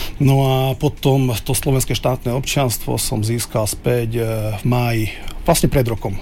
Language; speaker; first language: Slovak; non-native, local second language; Hungarian